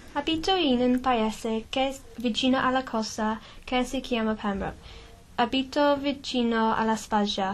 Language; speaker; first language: Italian; non-native, learner; English